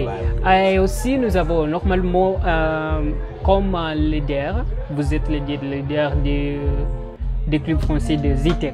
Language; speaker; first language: French; non-native, fluent; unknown